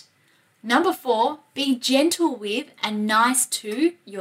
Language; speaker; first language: English; native; English